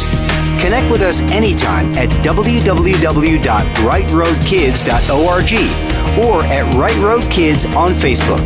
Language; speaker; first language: English; native; English